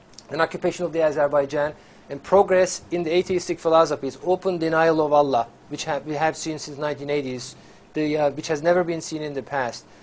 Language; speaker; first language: English; non-native, fluent; Turkish